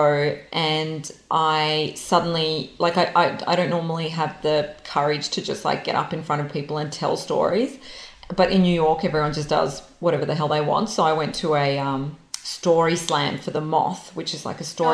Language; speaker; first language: English; non-native, local second language; Serbian